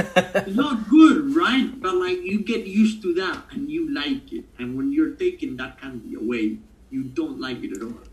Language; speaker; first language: English; non-native, fluent; Italian